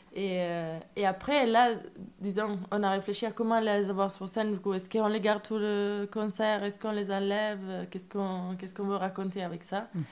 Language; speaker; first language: French; non-native, fluent; Italian